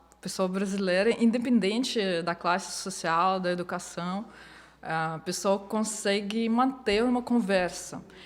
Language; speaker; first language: Portuguese; non-native, fluent; Russian